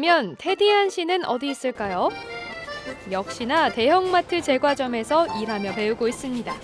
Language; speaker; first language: Korean; native; Korean